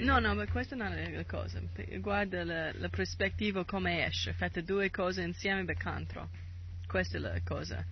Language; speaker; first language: Italian; non-native, learner; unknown